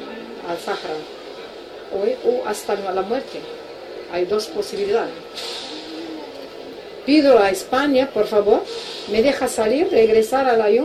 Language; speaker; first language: Spanish; non-native, fluent; Arabic